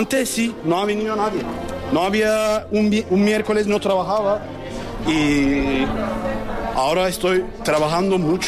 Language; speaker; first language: Spanish; non-native, learner; Turkish